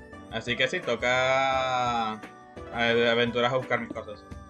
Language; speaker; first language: Spanish; native; Spanish